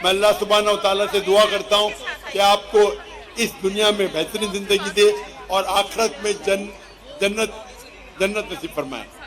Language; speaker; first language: Hindi; non-native, local second language; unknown